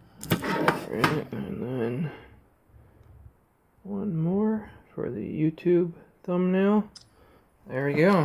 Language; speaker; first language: English; native; English